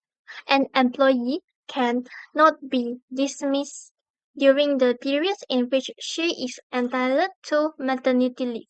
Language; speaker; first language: English; non-native, learner; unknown